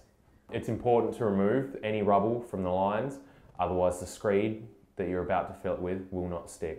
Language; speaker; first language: English; native; English